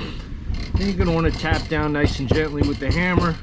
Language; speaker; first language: English; native; English